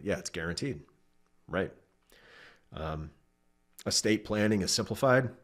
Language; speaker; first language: English; native; English